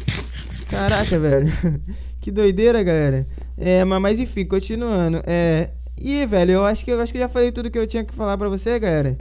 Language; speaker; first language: Portuguese; native; Portuguese